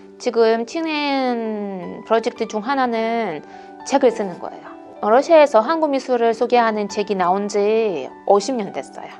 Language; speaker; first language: Korean; non-native, fluent; Russian